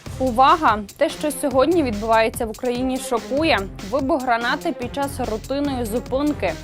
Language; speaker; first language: Ukrainian; native; Ukrainian